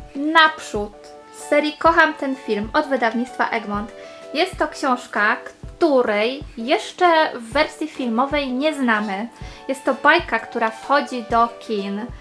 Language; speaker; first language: Polish; native; Polish